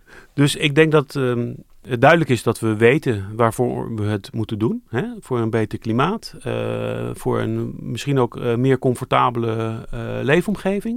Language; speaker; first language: Dutch; native; Dutch